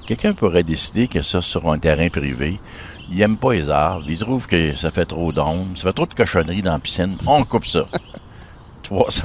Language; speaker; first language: French; native; French